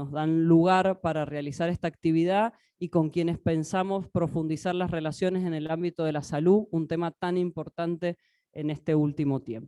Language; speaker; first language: Spanish; native; Spanish